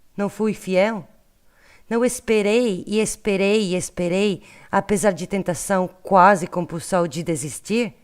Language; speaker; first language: Portuguese; non-native, learner; Italian